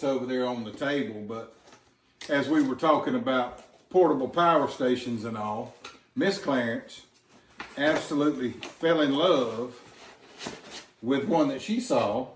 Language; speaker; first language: English; native; English